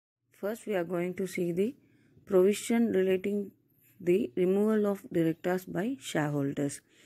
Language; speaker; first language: English; non-native, local second language; Tamil